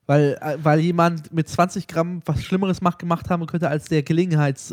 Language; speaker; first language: German; native; German